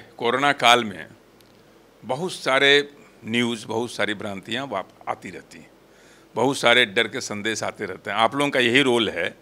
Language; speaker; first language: Hindi; native; Hindi